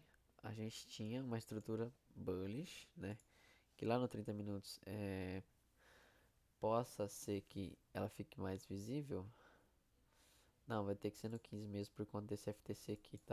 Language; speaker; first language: Portuguese; native; Portuguese